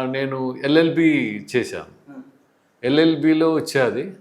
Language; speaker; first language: Telugu; native; Telugu